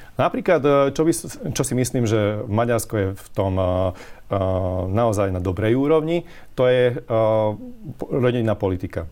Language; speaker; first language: Slovak; non-native, local second language; Hungarian